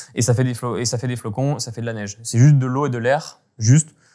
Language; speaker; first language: French; native; French